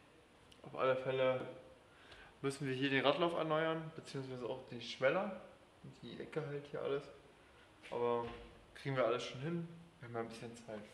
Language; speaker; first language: German; native; German